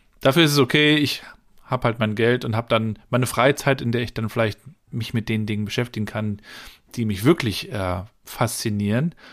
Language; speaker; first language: German; native; German